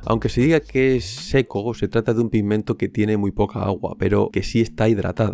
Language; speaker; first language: Spanish; native; Spanish